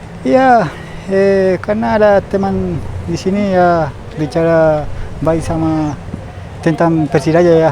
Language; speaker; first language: Indonesian; non-native, fluent; Spanish